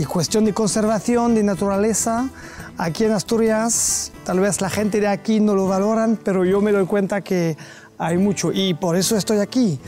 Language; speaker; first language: Spanish; non-native, fluent; French